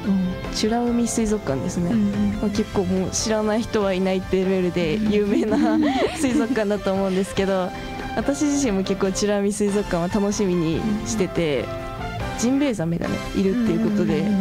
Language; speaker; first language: Japanese; native; Japanese